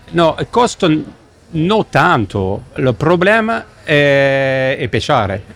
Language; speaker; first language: Italian; non-native, learner; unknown